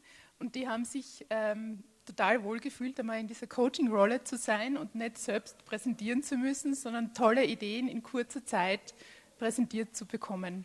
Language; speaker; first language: German; native; German